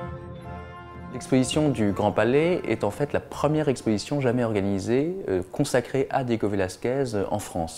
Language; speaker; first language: French; native; French